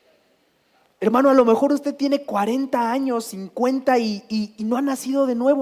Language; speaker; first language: Spanish; native; Spanish